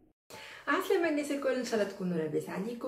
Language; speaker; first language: Arabic; native; Arabic